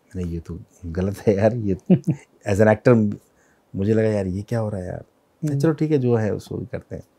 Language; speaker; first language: Hindi; native; Hindi